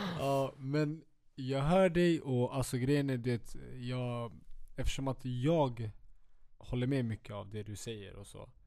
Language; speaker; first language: Swedish; early bilingual, other home language; Kurdish